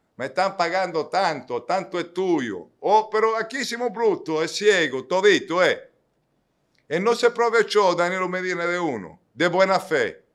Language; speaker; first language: Spanish; non-native, fluent; Italian